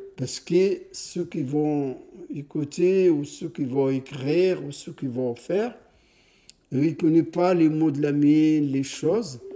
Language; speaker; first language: French; non-native, fluent; Arabic